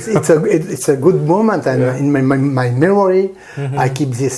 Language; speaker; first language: English; non-native, learner; French